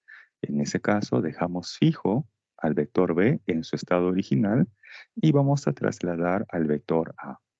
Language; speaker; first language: Spanish; native; Spanish